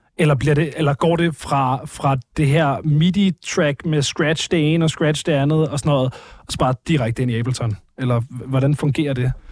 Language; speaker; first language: Danish; native; Danish